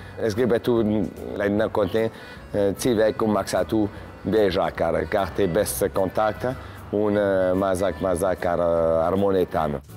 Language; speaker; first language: Latvian; non-native, learner; French